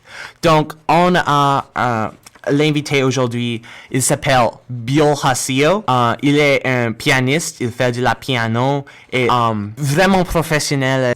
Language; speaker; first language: French; non-native, learner; English